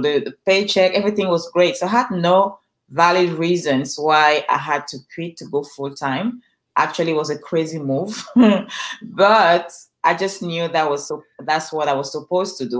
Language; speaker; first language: English; non-native, local second language; French